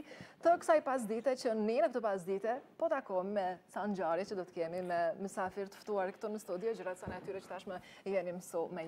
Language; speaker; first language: Albanian; native; Albanian